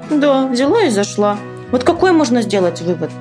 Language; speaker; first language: Russian; native; Russian